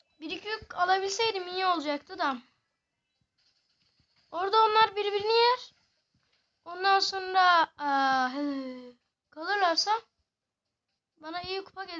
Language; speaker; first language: Turkish; native; Turkish